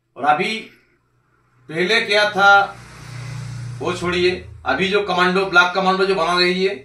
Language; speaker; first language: Hindi; non-native, local second language; Bangla